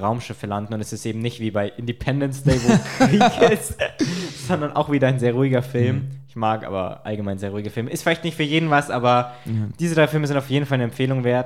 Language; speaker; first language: German; native; German